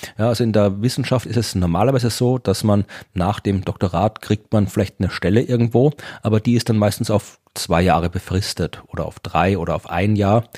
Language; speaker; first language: German; native; German